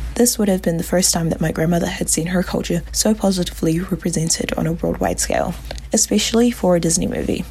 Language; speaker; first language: English; native; English